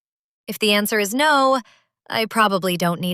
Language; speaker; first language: English; native; English